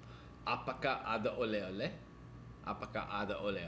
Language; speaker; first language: Indonesian; non-native, learner; English